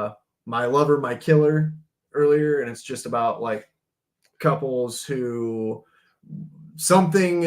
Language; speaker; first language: English; native; English